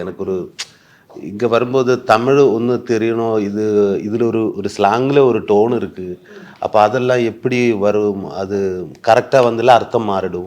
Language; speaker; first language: Tamil; non-native, learner; Malayalam